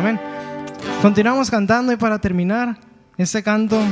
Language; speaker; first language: Spanish; native; Spanish